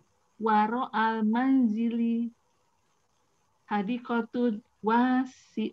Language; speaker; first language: Arabic; non-native, learner; Indonesian